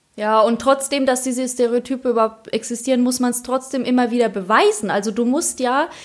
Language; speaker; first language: German; early bilingual, other home language; Polish